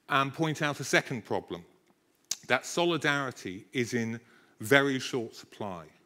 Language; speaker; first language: English; native; English